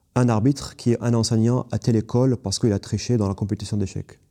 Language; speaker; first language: French; non-native, fluent; Arabic